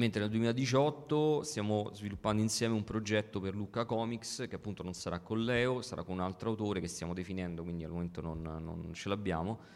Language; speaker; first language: Italian; native; Italian